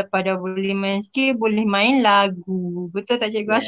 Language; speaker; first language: Malay; native; Malay